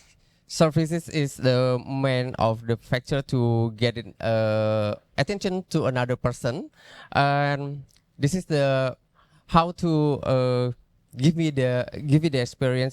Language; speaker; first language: English; non-native, learner; Indonesian